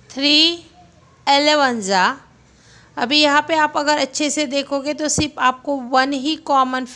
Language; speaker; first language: Hindi; non-native, local second language; Marathi